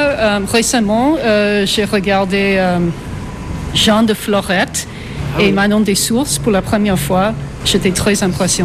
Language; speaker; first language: French; non-native, fluent; English